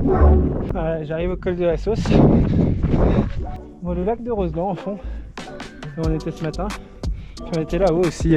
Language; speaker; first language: French; native; French